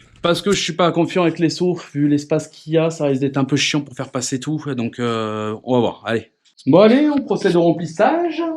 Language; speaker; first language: French; native; French